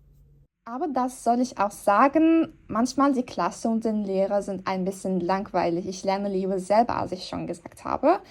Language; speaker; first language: German; non-native, fluent; Turkish